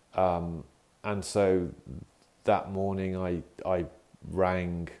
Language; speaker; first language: English; native; English